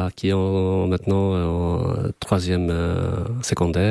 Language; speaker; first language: French; non-native, fluent; Albanian